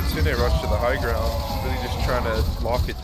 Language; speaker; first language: English; native; English